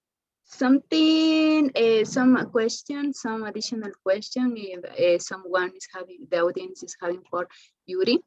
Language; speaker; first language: English; non-native, learner; Spanish